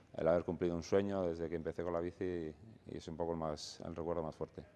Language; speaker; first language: Spanish; native; Spanish